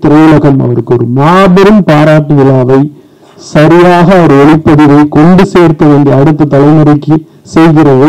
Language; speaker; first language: Tamil; native; Tamil